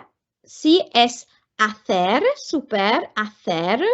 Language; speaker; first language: Spanish; non-native, fluent; Welsh